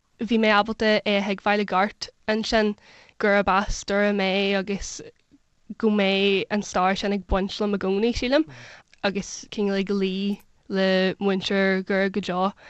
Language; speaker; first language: Irish; non-native, local second language; English